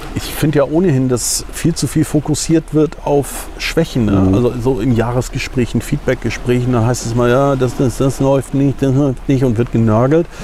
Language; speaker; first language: German; native; German